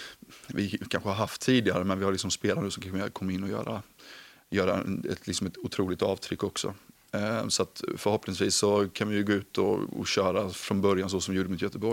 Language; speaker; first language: Swedish; native; Swedish